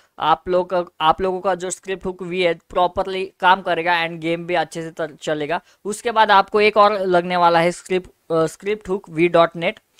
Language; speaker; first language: Hindi; native; Hindi